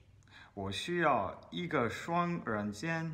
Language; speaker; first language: Chinese; non-native, learner; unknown